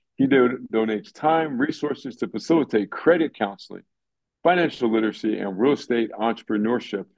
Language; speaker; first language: English; native; English